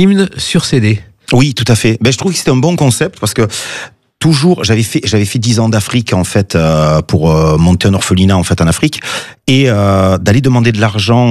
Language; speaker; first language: French; native; French